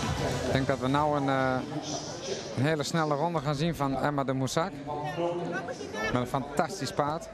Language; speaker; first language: Dutch; native; Dutch